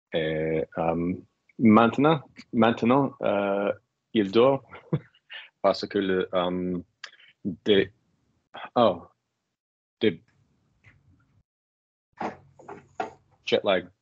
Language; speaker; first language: French; non-native, learner; English